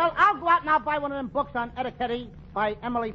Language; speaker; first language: English; native; English